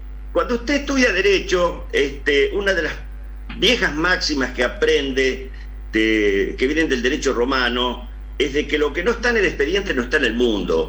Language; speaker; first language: Spanish; native; Spanish